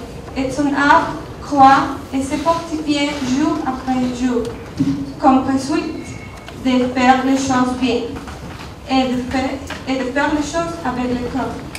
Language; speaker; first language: French; non-native, learner; Spanish